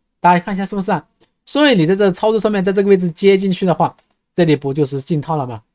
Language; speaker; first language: Chinese; native; Chinese